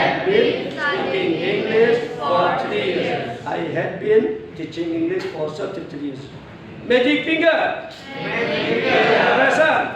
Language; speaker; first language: English; non-native, fluent; Indonesian